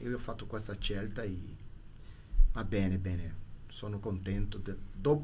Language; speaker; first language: Italian; non-native, learner; Portuguese